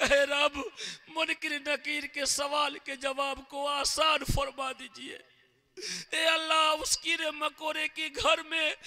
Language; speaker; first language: Hindi; native; Hindi